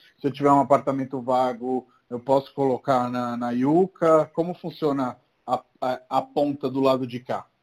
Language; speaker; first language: Portuguese; non-native, fluent; Italian